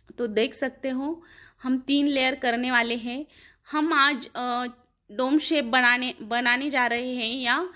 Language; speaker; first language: Hindi; non-native, local second language; Marathi